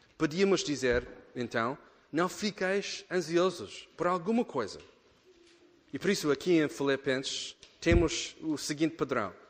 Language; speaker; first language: Portuguese; non-native, fluent; English